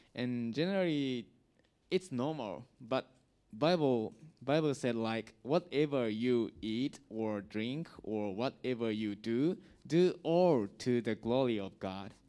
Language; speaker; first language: English; non-native, learner; Japanese